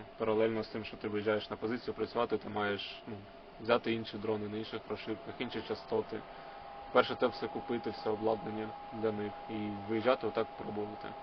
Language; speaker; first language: Ukrainian; native; Ukrainian